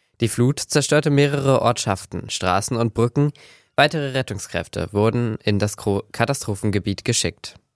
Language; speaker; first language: German; native; German